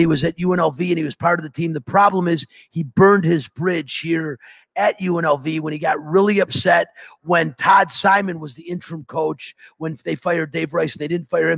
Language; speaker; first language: English; native; English